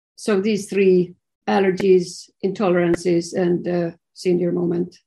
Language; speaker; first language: English; non-native, fluent; Swedish